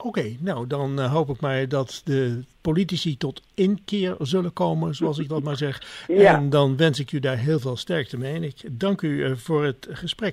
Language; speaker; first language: Dutch; native; Dutch